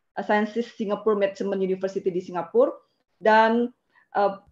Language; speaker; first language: Indonesian; native; Indonesian